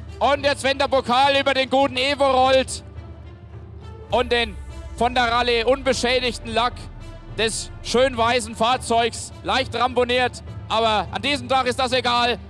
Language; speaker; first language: German; native; German